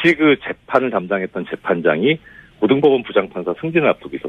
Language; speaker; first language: Korean; native; Korean